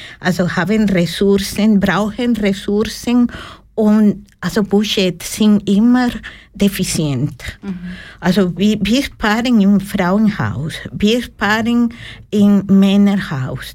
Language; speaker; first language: German; non-native, learner; Spanish